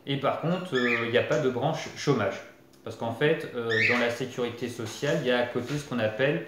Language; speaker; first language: French; native; French